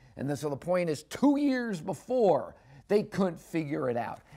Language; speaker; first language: English; native; English